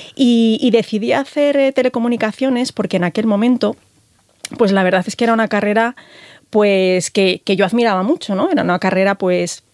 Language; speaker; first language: Spanish; native; Spanish